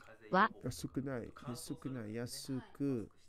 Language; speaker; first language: Japanese; non-native, learner; English